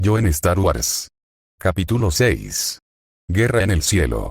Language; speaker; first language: Spanish; native; Spanish